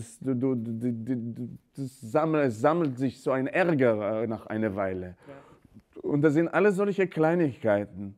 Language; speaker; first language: German; non-native, fluent; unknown